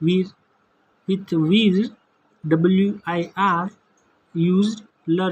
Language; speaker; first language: German; non-native, learner; Gujarati